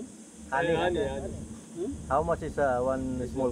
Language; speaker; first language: English; non-native, local second language; Filipino